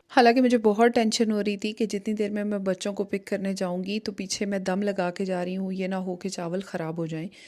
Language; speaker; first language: Urdu; native; Urdu